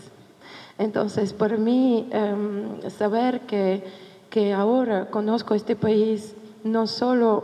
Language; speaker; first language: Spanish; non-native, fluent; Bulgarian